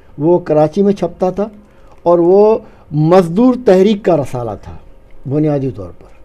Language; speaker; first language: Urdu; non-native, local second language; Baluchi